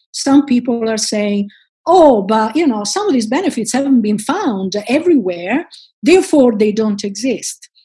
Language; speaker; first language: English; non-native, fluent; Italian